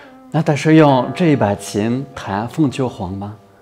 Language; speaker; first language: Chinese; non-native, fluent; French